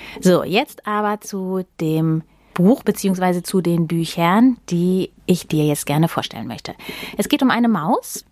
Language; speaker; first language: German; native; German